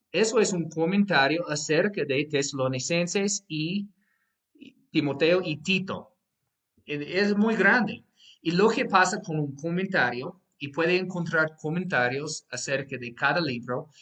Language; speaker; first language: Spanish; non-native, fluent; English